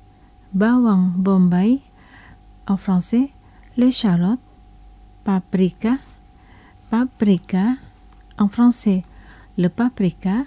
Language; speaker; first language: French; non-native, local second language; Indonesian